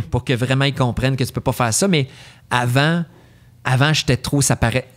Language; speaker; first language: French; native; French